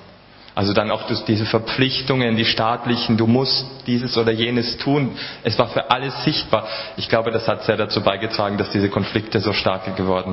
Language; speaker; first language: German; native; German